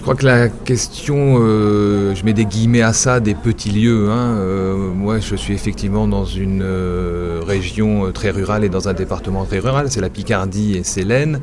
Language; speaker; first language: French; native; French